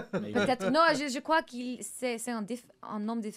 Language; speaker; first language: French; non-native, learner; English